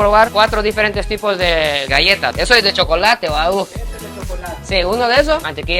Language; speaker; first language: Spanish; non-native, fluent; English